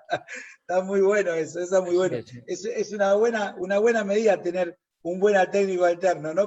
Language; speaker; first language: Spanish; native; Spanish